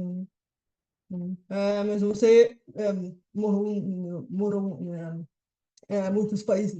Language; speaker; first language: Portuguese; non-native, fluent; Bulgarian